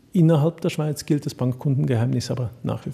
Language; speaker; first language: German; native; German